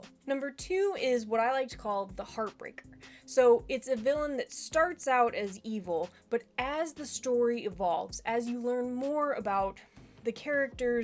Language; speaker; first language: English; native; English